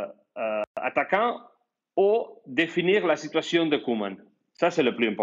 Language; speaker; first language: French; non-native, fluent; Spanish